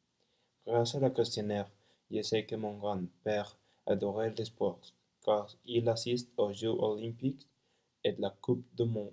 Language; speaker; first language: French; non-native, learner; Spanish